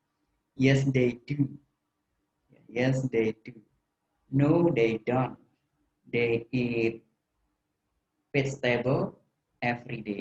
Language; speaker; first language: English; non-native, fluent; Indonesian